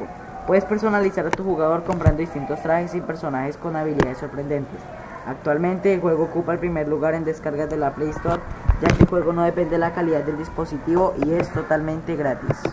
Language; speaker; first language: Spanish; native; Spanish